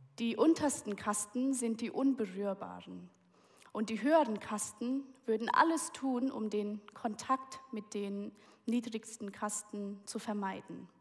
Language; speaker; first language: German; early bilingual, heritage; German